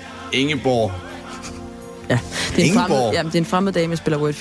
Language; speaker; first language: Danish; native; Danish